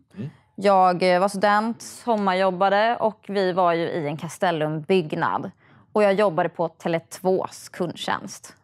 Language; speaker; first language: Swedish; native; Swedish